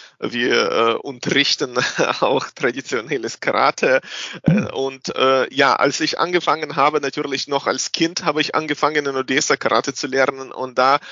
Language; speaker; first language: German; non-native, learner; Russian